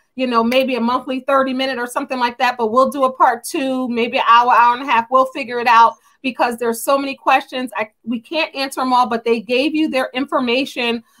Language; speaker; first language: English; native; English